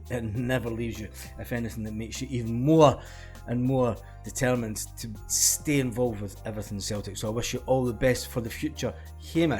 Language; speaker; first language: English; native; English